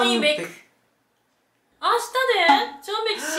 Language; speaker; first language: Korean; non-native, learner; Japanese